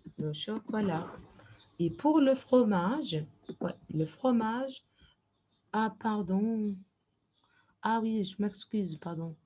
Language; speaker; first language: French; non-native, fluent; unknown